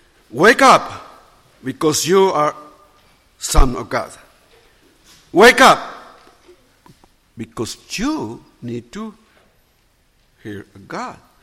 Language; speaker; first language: English; non-native, learner; Spanish